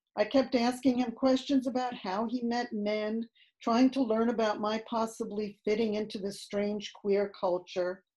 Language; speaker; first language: English; native; English